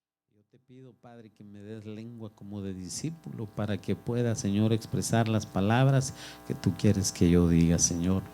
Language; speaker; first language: Spanish; native; Spanish